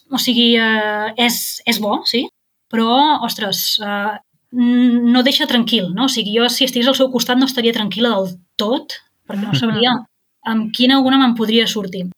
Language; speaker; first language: Catalan; native; Catalan